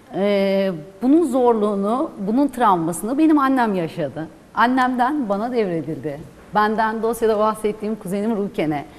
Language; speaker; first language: Turkish; non-native, local second language; Kurdish